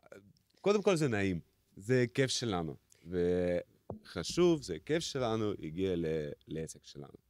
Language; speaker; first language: Hebrew; non-native, fluent; Russian